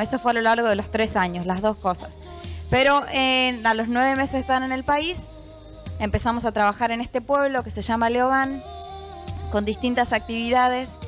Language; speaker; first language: Spanish; native; Spanish